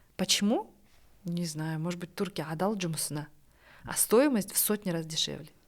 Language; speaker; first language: Russian; non-native, local second language; Kazakh